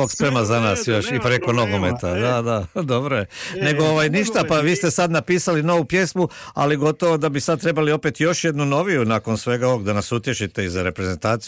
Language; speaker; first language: Croatian; native; Croatian